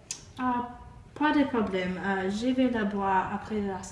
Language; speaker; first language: French; non-native, learner; English